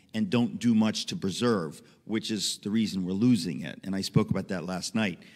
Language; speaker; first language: English; native; English